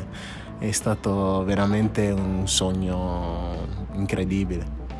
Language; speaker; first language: Italian; early bilingual, other home language; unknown